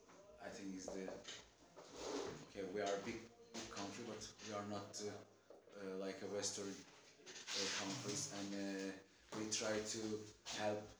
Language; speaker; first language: English; non-native, learner; Turkish